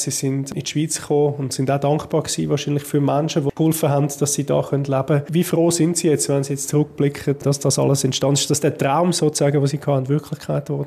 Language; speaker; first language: German; native; German